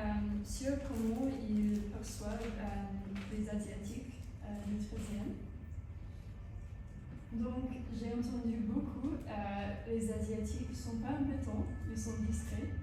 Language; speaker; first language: French; non-native, fluent; English